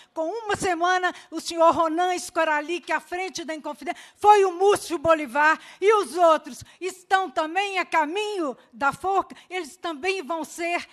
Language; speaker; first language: Portuguese; native; Portuguese